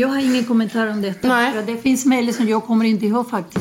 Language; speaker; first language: Swedish; non-native, learner; Spanish